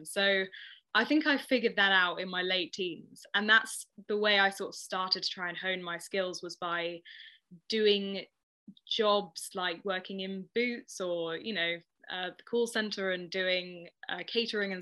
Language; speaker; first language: English; native; English